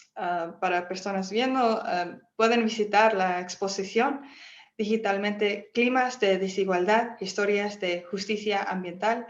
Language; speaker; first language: Spanish; non-native, fluent; English